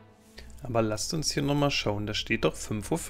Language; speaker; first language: German; native; German